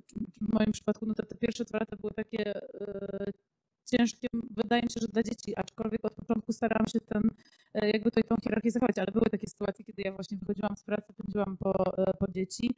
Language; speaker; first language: Polish; native; Polish